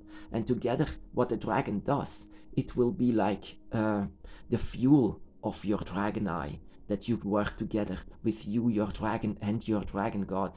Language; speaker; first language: English; non-native, fluent; Dutch